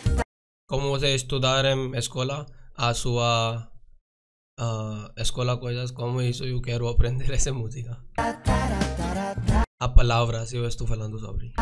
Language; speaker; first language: Portuguese; non-native, learner; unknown